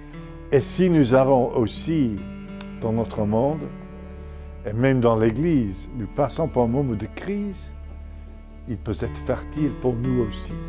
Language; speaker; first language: French; non-native, fluent; English